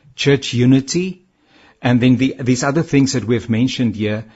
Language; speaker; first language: English; non-native, local second language; Afrikaans